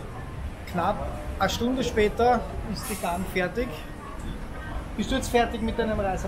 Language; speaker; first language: German; native; German